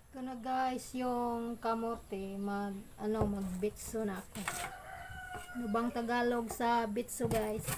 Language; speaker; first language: Filipino; non-native, local second language; Cebuano